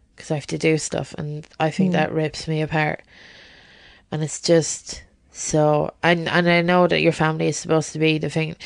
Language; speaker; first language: English; native; English